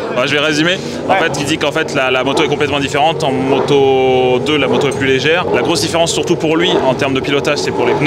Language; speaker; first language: French; native; French